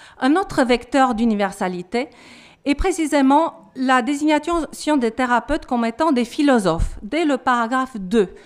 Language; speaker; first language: French; non-native, fluent; Romanian